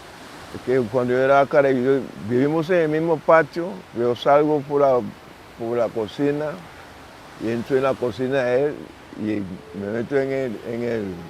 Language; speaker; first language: Spanish; non-native, local second language; English